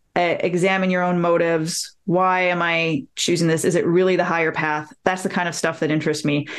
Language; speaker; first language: English; native; English